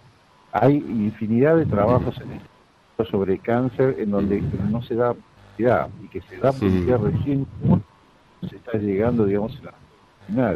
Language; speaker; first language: Spanish; native; Spanish